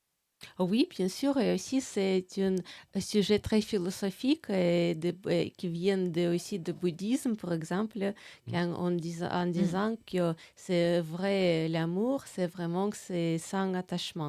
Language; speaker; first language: French; non-native, fluent; Russian